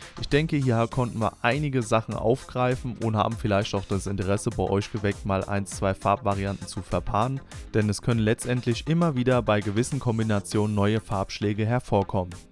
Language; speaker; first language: German; native; German